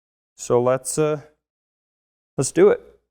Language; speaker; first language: English; native; English